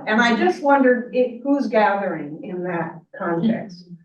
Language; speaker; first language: English; native; English